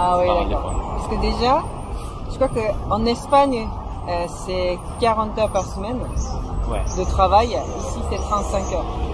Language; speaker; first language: French; non-native, fluent; Japanese